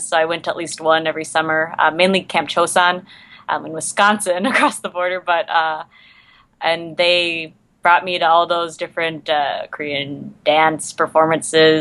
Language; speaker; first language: English; native; English